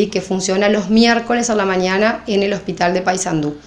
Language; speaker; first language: Spanish; native; Spanish